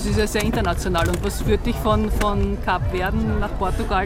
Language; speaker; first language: German; native; German